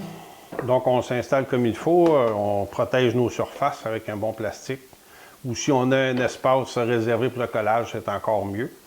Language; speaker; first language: French; native; French